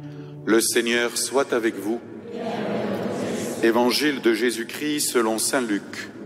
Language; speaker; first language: French; native; French